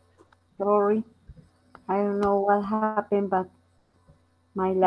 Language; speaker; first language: English; non-native, learner; Spanish